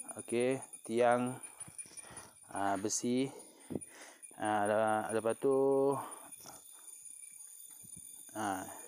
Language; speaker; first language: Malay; non-native, local second language; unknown